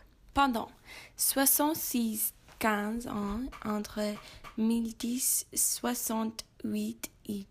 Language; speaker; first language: French; non-native, learner; English